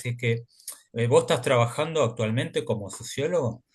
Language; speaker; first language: Spanish; native; Spanish